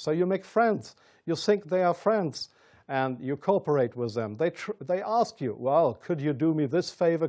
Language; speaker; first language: English; non-native, fluent; German